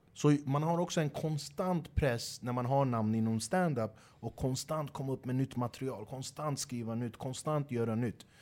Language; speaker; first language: Swedish; early bilingual, other home language; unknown